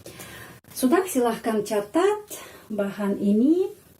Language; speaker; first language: Indonesian; non-native, fluent; Russian